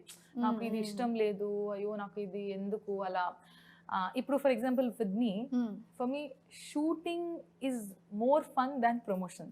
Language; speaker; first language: Telugu; non-native, local second language; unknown